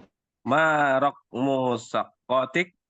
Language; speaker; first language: Arabic; non-native, learner; Indonesian